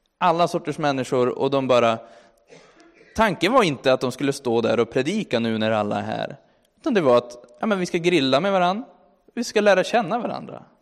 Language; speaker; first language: Swedish; native; Swedish